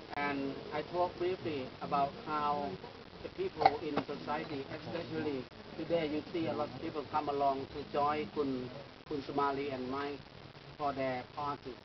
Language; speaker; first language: English; non-native, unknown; Thai